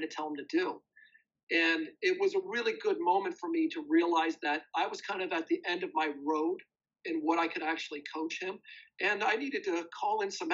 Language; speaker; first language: English; native; English